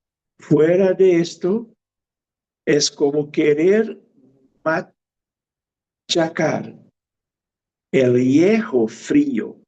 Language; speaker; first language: Spanish; non-native, fluent; Portuguese